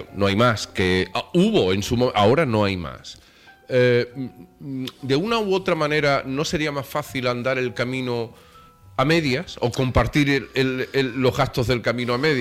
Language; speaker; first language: Spanish; native; Spanish